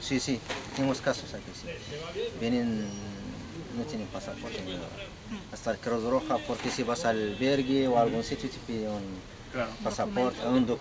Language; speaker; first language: Spanish; non-native, learner; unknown